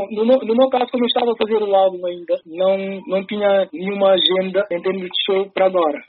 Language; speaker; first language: Portuguese; early bilingual, other home language; Upper Guinea Crioulo